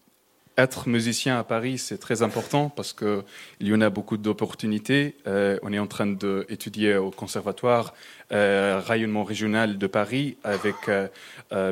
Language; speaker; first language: French; non-native, fluent; Arabic